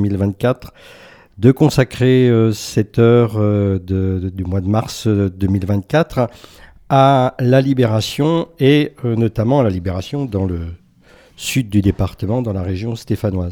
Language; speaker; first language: French; native; French